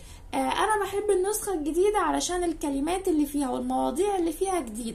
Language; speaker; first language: Arabic; native; Arabic